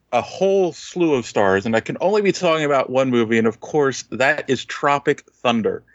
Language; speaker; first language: English; native; English